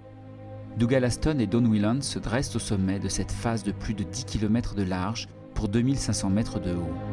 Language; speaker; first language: French; native; French